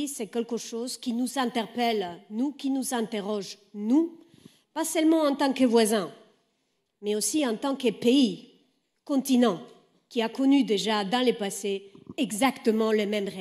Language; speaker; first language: French; native; French